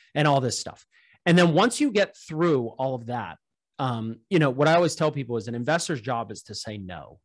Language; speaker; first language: English; native; English